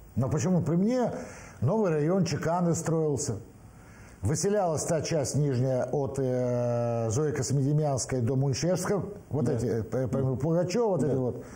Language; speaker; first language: Russian; native; Russian